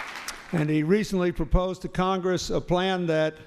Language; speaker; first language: English; native; English